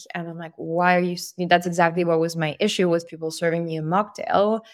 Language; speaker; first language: English; non-native, fluent; French